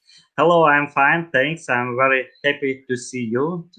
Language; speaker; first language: English; non-native, learner; Russian